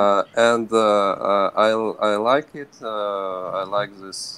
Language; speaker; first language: English; non-native, learner; Ukrainian